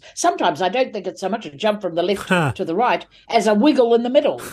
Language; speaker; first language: English; native; English